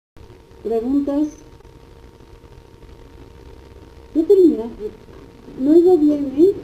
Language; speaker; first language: Spanish; native; Spanish